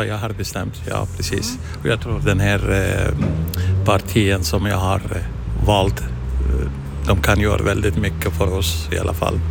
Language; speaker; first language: Swedish; non-native, fluent; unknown